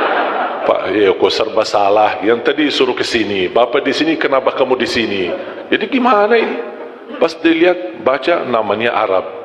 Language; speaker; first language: Indonesian; non-native, fluent; Arabic